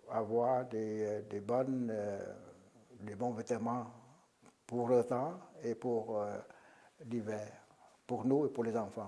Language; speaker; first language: French; non-native, local second language; Vietnamese